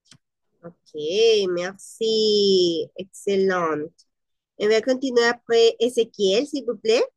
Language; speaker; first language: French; non-native, learner; Spanish